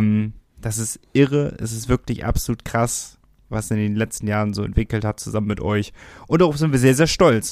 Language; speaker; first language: German; native; German